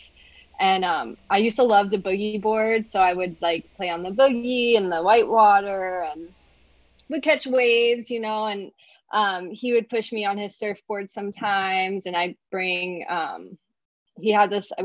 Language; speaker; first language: English; native; English